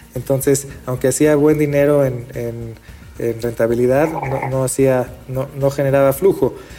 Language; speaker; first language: Spanish; early bilingual, other home language; Hebrew